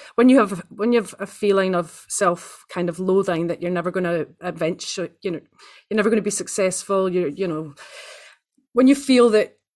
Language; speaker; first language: English; native; English